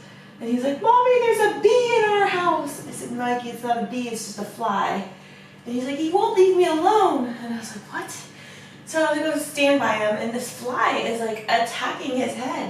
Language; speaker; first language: English; native; English